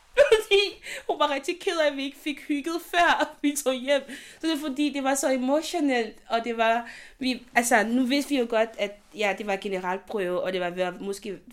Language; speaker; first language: Danish; early bilingual, other home language; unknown